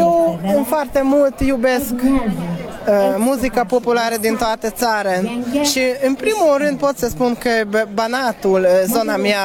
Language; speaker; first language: Romanian; non-native, local second language; Hungarian